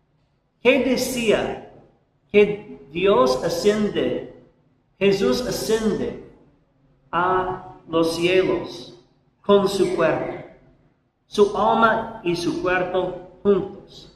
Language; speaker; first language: Spanish; non-native, learner; English